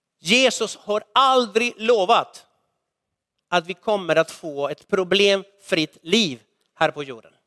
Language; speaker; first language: Swedish; non-native, fluent; Spanish